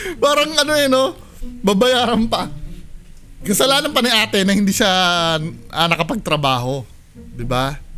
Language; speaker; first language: Filipino; native; Filipino